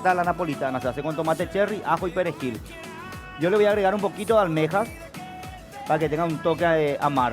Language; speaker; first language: Spanish; native; Spanish